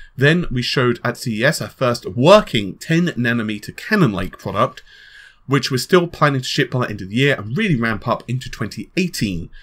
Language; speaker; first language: English; native; English